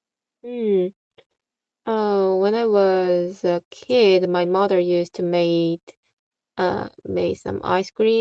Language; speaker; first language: English; non-native, fluent; Korean